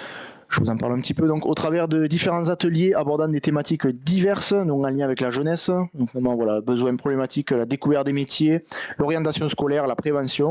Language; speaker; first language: French; native; French